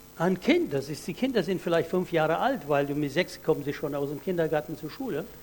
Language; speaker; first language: German; non-native, fluent; Russian